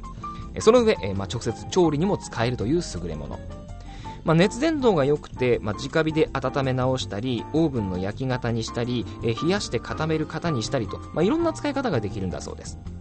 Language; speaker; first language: Japanese; native; Japanese